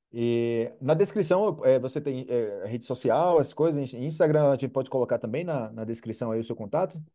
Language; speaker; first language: Portuguese; native; Portuguese